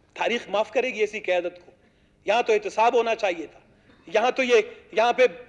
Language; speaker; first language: Urdu; non-native, local second language; Baluchi